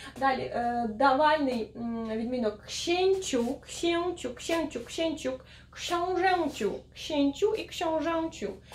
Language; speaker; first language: Ukrainian; native; Ukrainian